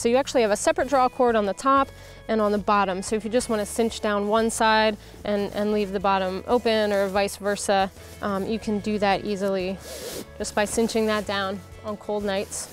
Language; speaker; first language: English; native; English